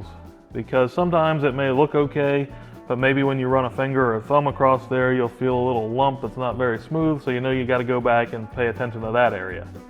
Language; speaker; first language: English; native; English